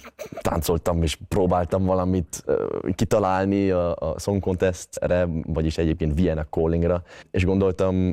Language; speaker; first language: Hungarian; early bilingual, other home language; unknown